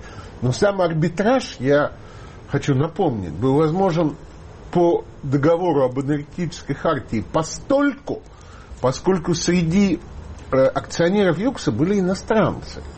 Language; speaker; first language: Russian; native; Russian